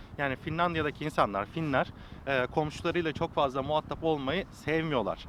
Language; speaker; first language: Turkish; native; Turkish